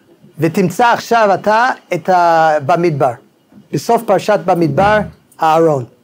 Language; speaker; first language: Hebrew; non-native, fluent; English